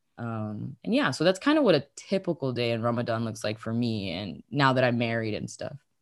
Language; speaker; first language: English; early bilingual, other home language; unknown